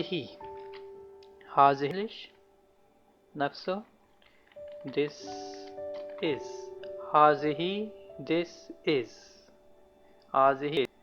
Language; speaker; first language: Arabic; non-native, learner; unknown